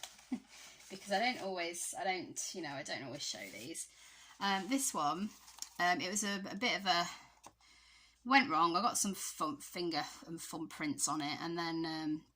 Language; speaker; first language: English; native; English